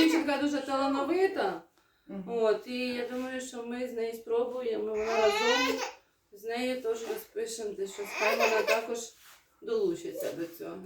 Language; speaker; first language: Ukrainian; native; Ukrainian